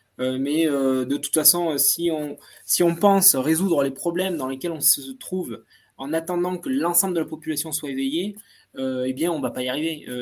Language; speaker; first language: French; native; French